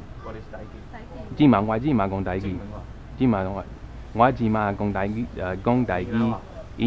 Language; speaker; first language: Chinese; non-native, fluent; English